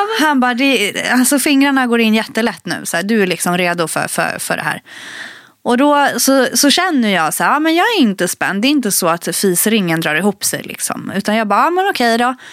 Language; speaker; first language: Swedish; early bilingual, other home language; Spanish